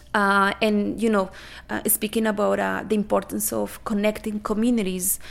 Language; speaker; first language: English; non-native, fluent; Spanish